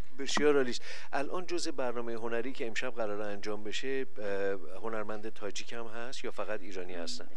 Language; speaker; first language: Persian; native; Persian